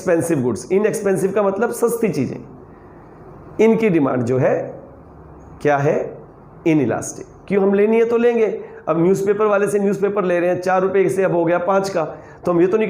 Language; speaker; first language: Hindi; native; Hindi